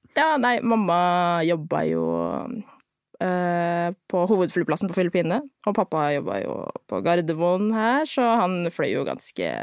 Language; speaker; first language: Norwegian; early bilingual, other home language; Filipino